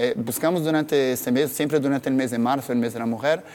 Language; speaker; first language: Spanish; non-native, fluent; Portuguese